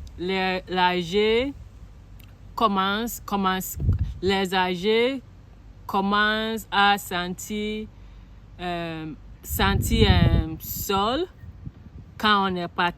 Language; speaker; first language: French; non-native, learner; Akan